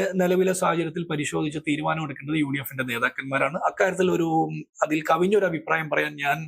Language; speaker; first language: Malayalam; native; Malayalam